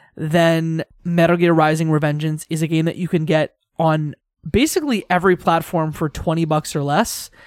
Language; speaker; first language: English; native; English